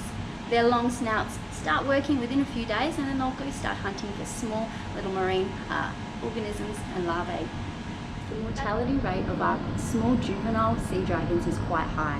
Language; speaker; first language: English; native; English